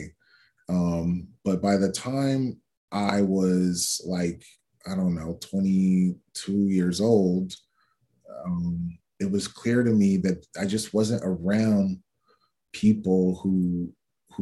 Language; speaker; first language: English; native; English